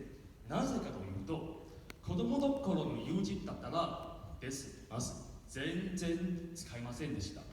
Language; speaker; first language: Japanese; non-native, learner; Min Nan Chinese